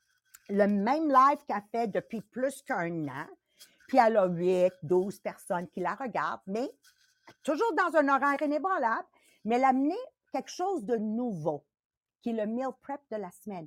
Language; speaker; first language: French; native; French